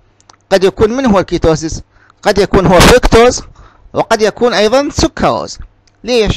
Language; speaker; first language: Arabic; native; Arabic